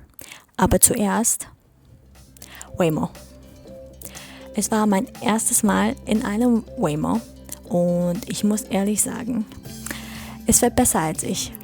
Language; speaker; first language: German; non-native, fluent; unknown